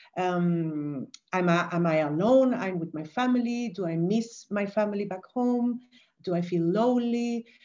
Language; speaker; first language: English; non-native, fluent; Spanish